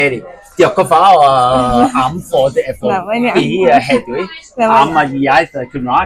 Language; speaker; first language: Welsh; non-native, learner; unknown